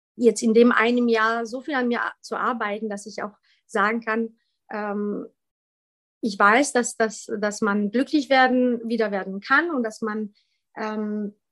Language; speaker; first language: German; early bilingual, other home language; Polish